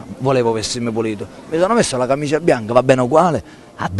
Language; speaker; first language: Italian; native; Italian